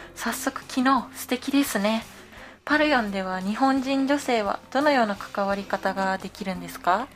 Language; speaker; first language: Japanese; native; Japanese